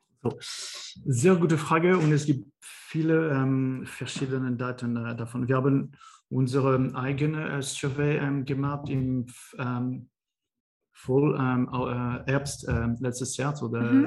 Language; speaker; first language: German; non-native, learner; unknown